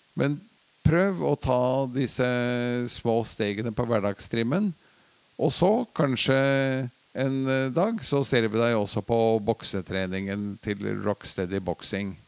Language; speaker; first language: Norwegian; early bilingual, other home language; Latvian